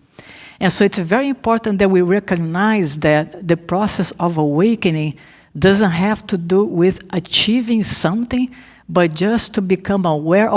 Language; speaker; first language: English; non-native, fluent; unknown